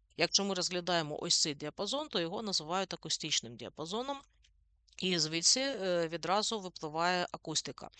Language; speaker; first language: Ukrainian; native; Ukrainian